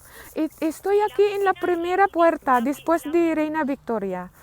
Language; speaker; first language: Spanish; non-native, learner; Filipino